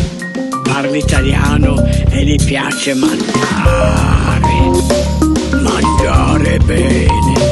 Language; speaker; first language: Italian; non-native, learner; English